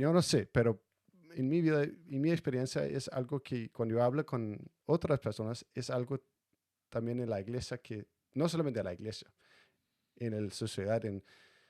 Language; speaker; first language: Spanish; non-native, fluent; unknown